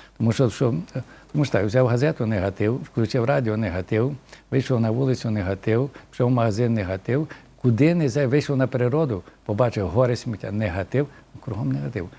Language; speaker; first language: Ukrainian; native; Ukrainian